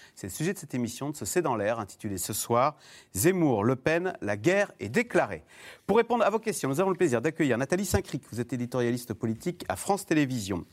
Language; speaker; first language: French; native; French